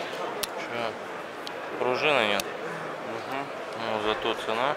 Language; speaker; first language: Russian; native; Russian